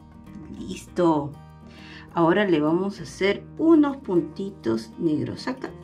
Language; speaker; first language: Spanish; native; Spanish